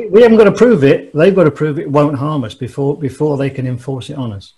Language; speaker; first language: English; native; English